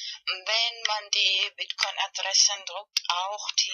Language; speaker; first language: German; non-native, fluent; Spanish